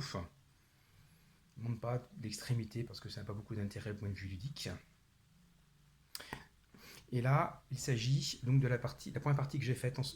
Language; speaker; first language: French; native; French